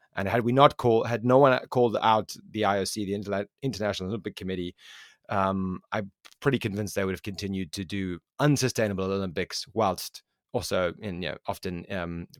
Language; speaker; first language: English; native; English